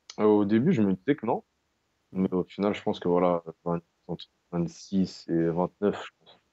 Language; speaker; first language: French; native; French